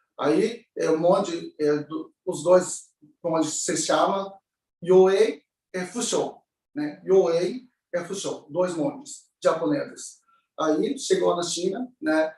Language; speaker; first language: Portuguese; non-native, learner; Japanese